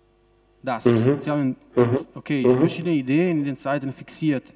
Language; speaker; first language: German; non-native, local second language; Italian